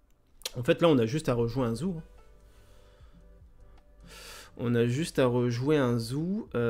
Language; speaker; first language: French; native; French